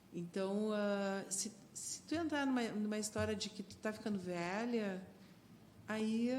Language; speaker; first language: Portuguese; non-native, fluent; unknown